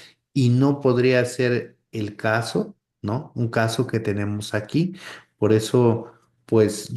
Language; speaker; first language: Spanish; native; Spanish